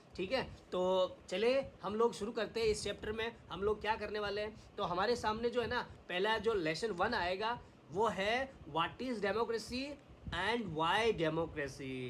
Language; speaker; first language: Hindi; native; Hindi